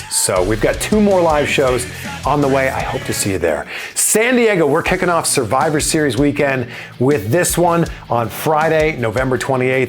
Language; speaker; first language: English; native; English